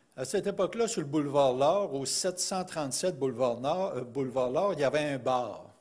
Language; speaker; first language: French; native; French